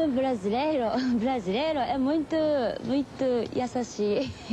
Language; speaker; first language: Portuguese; non-native, learner; Japanese